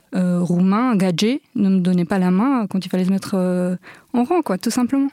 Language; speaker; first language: French; early bilingual, other home language; Romanian